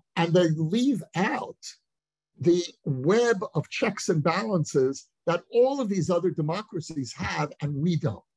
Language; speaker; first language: English; native; English